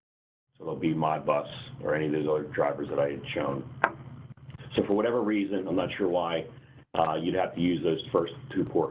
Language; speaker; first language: English; native; English